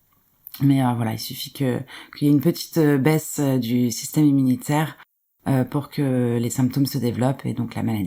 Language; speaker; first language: French; native; French